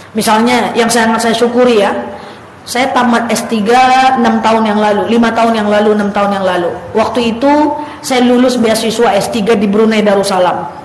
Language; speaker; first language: Indonesian; native; Indonesian